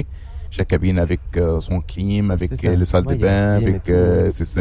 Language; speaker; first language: French; non-native, learner; Arabic